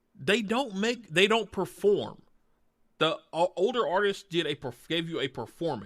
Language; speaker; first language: English; native; English